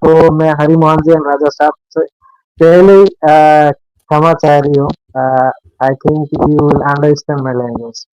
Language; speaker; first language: Hindi; non-native, learner; Bangla